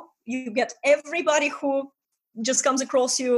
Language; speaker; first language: English; non-native, fluent; Estonian